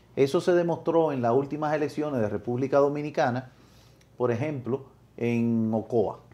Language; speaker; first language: Spanish; native; Spanish